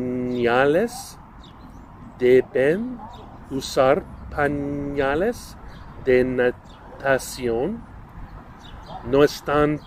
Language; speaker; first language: Spanish; non-native, learner; English